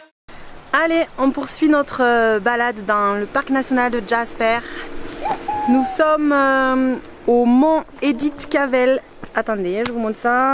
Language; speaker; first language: French; native; French